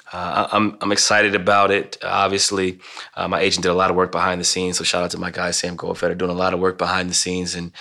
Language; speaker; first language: English; native; English